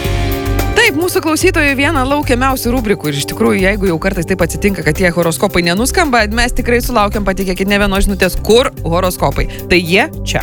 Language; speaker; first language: Lithuanian; native; Lithuanian